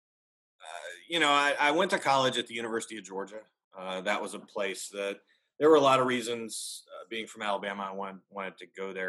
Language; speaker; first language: English; native; English